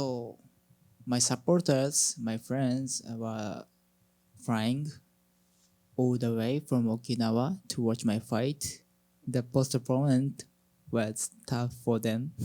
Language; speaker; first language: English; non-native, learner; Japanese